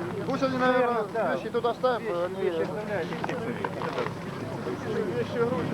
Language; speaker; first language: Russian; native; Russian